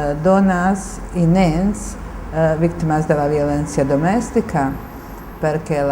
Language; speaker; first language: Catalan; non-native, fluent; Bosnian